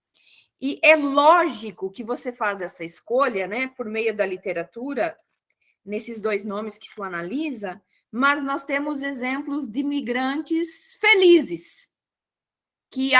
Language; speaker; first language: Portuguese; native; Portuguese